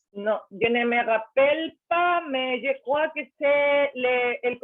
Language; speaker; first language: French; non-native, learner; Spanish